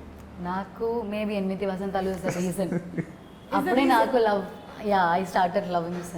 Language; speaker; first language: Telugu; non-native, learner; Malayalam